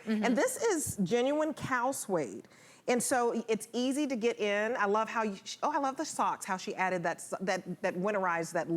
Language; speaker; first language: English; native; English